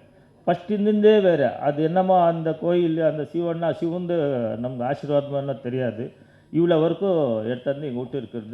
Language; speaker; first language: Tamil; non-native, learner; Kannada